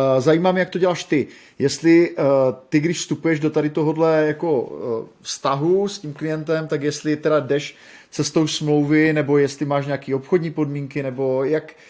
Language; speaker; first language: Czech; native; Czech